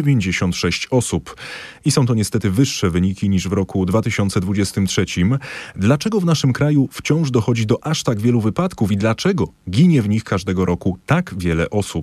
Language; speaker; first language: Polish; native; Polish